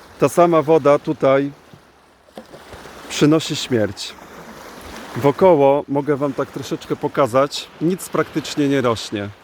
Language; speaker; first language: Polish; native; Polish